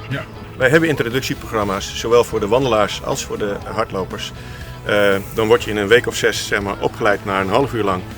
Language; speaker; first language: Dutch; native; Dutch